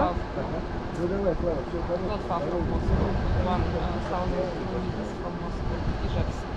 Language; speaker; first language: English; non-native, learner; Russian